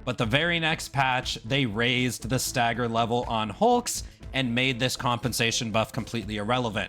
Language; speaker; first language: English; native; English